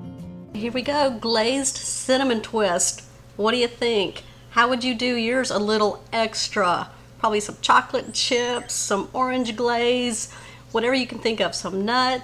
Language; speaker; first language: English; native; English